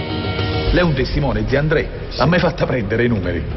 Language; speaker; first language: Italian; native; Italian